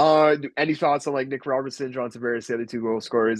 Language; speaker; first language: English; native; English